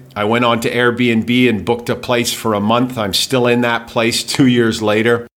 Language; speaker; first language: English; native; English